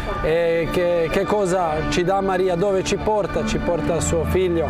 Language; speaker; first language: Italian; non-native, fluent; Croatian